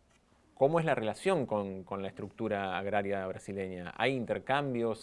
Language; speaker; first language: Spanish; native; Spanish